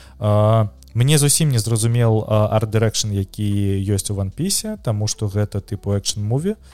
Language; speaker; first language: Belarusian; non-native, local second language; Russian